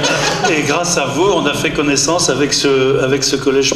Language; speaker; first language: French; native; French